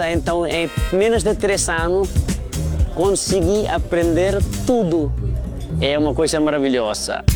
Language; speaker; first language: Portuguese; non-native, fluent; Nepali